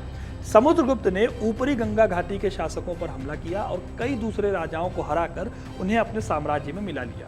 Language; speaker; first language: Hindi; native; Hindi